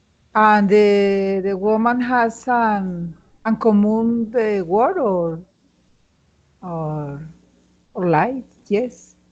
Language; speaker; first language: English; non-native, learner; Spanish